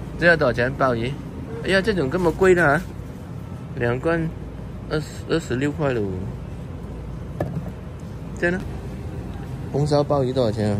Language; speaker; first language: Chinese; non-native, local second language; Cantonese